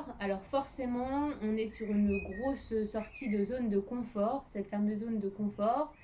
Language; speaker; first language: French; native; French